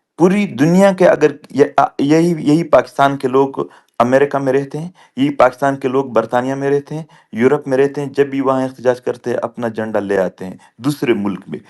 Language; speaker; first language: Urdu; non-native, local second language; Pashto